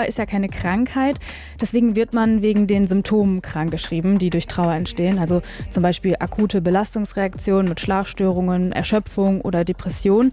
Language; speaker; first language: German; native; German